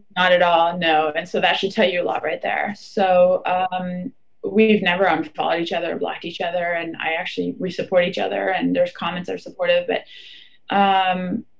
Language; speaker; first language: English; non-native, fluent; German